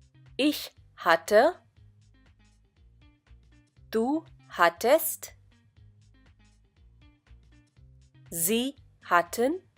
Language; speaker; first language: German; non-native, fluent; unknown